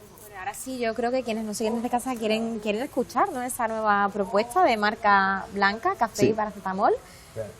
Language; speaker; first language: Spanish; native; Spanish